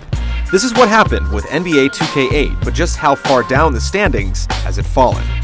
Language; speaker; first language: English; native; English